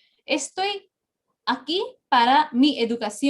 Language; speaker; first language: Spanish; non-native, fluent; Bangla